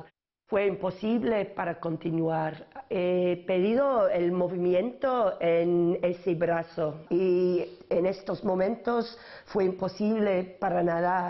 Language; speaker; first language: Spanish; non-native, learner; English